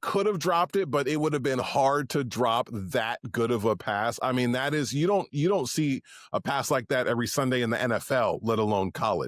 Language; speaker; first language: English; native; English